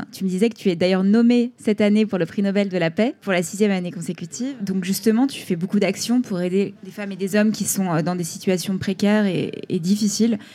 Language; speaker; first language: French; native; French